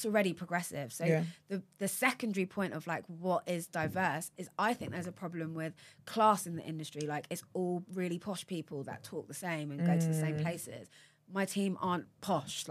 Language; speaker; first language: English; native; English